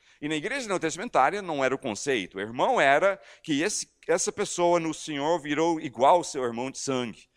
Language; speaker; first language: Portuguese; non-native, fluent; English